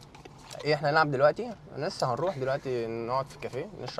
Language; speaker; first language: Arabic; native; Arabic